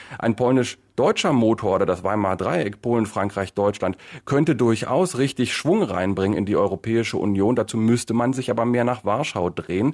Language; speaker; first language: German; native; German